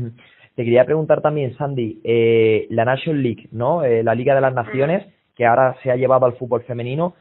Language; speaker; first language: Spanish; native; Spanish